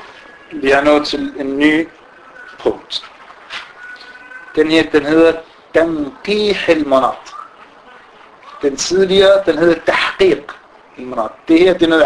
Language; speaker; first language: Danish; non-native, fluent; Arabic